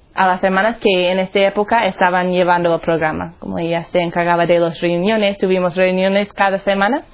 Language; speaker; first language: Spanish; non-native, fluent; English